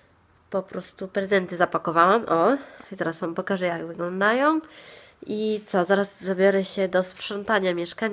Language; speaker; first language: Polish; non-native, fluent; Italian